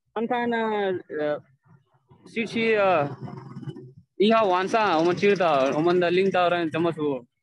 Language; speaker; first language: Chinese; non-native, learner; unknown